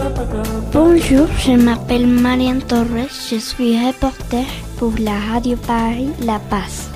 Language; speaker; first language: French; non-native, learner; Spanish